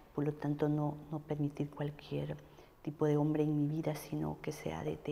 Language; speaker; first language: Spanish; native; Spanish